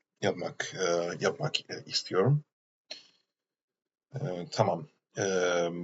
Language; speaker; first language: Turkish; non-native, learner; English